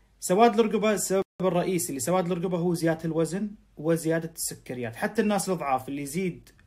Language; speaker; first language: Arabic; native; Arabic